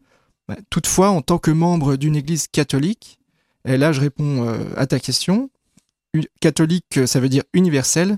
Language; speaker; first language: French; native; French